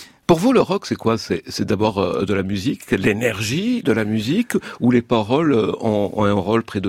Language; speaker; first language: French; native; French